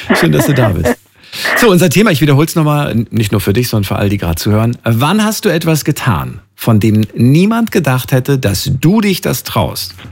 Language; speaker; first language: German; native; German